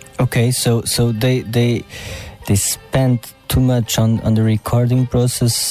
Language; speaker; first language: English; non-native, fluent; Portuguese